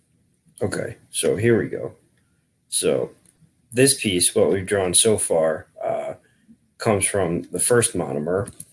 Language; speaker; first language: English; native; English